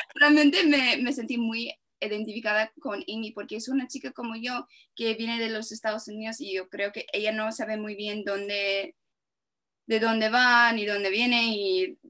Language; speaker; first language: Spanish; non-native, fluent; English